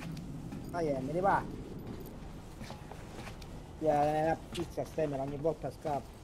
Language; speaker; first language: Italian; native; Italian